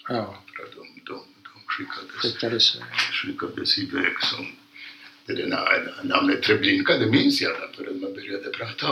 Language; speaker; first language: Swedish; non-native, fluent; Polish